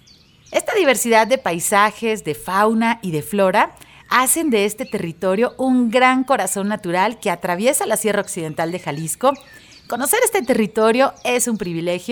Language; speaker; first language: Spanish; native; Spanish